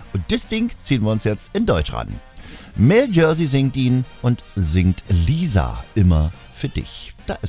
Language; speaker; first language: German; native; German